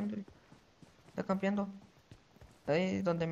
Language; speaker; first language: Spanish; native; Spanish